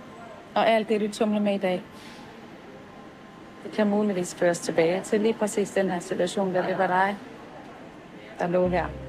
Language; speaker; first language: Danish; native; Danish